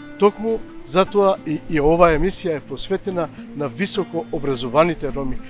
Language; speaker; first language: Macedonian; non-native, local second language; Romany